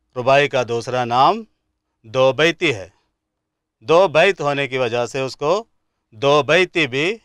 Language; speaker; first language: Urdu; non-native, local second language; Malayalam